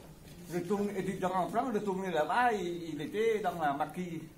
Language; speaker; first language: French; non-native, learner; Khmer